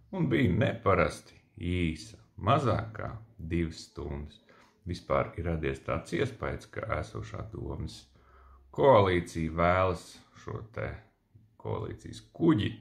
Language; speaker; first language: Latvian; native; Latvian